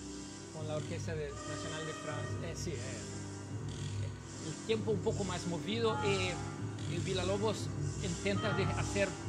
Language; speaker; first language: Spanish; non-native, learner; Portuguese